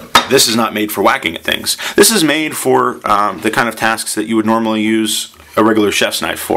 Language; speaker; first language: English; native; English